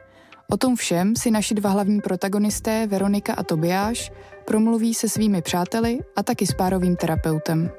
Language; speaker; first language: Czech; native; Czech